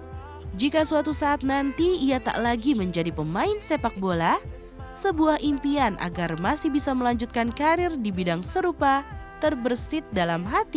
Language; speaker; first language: Indonesian; native; Indonesian